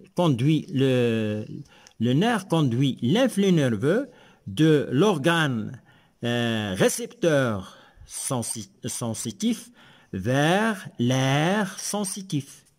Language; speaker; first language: French; non-native, local second language; Arabic